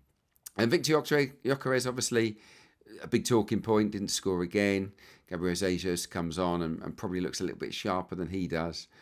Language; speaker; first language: English; native; English